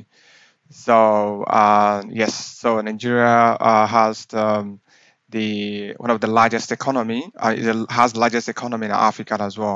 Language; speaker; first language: English; non-native, local second language; Yoruba